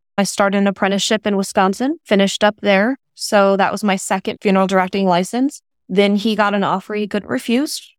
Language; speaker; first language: English; native; English